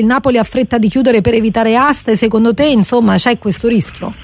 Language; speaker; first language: Italian; native; Italian